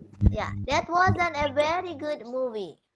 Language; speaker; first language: English; non-native, fluent; Indonesian